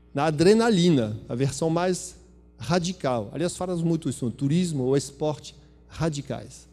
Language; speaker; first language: Portuguese; non-native, fluent; French